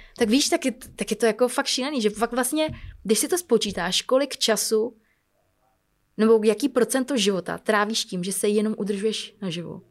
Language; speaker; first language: Czech; early bilingual, other home language; Vietnamese